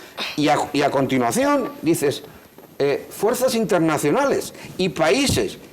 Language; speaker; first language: Spanish; native; Spanish